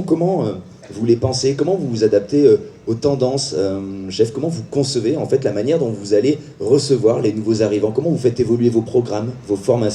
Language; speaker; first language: French; native; French